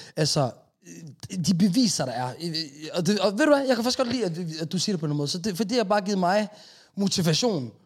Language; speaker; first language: Danish; native; Danish